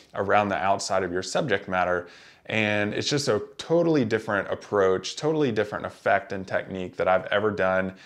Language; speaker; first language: English; native; English